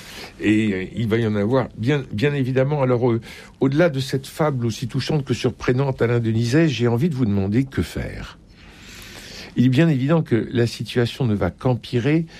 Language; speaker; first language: French; native; French